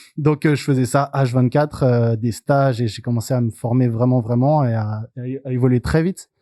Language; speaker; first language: French; native; French